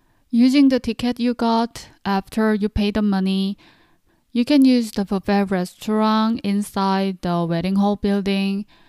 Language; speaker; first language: English; non-native, fluent; Korean